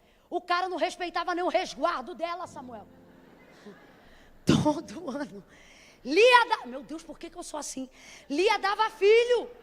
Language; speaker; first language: Portuguese; native; Portuguese